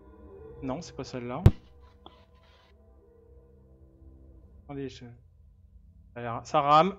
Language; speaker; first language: French; native; French